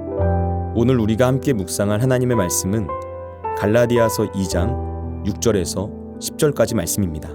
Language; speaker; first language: Korean; native; Korean